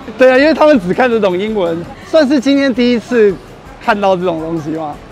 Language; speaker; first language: Chinese; native; Chinese